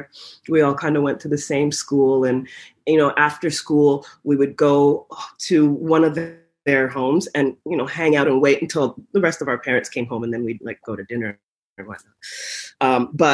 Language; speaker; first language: English; native; English